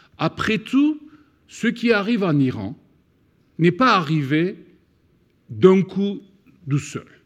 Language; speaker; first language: French; non-native, fluent; Turkish